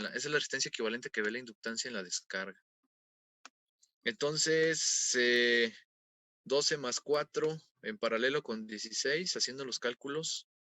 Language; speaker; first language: Spanish; native; Spanish